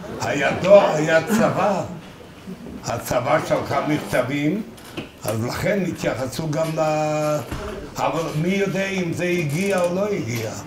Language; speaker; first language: Hebrew; non-native, fluent; Yiddish